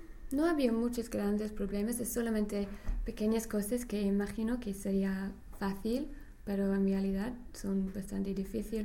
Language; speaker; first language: Spanish; non-native, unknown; English